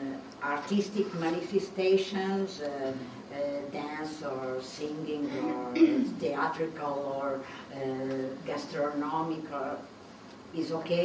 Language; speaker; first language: English; non-native, learner; Portuguese